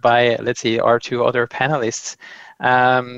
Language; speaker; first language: English; non-native, fluent; Dutch